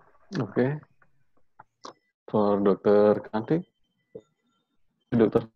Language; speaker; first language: English; non-native, learner; Indonesian